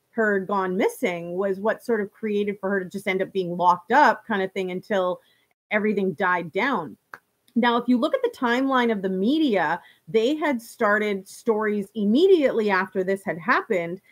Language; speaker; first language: English; native; English